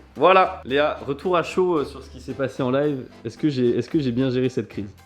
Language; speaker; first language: French; native; French